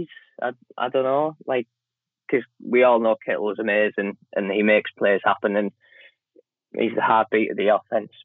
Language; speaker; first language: English; native; English